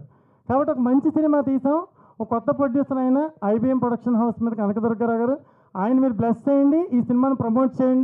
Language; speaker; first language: Telugu; native; Telugu